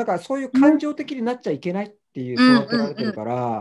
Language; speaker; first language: Japanese; native; Japanese